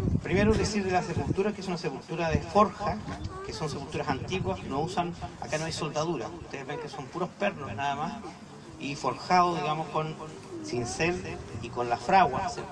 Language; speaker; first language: Spanish; native; Spanish